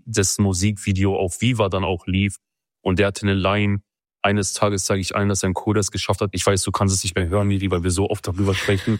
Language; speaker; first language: German; early bilingual, other home language; Kurdish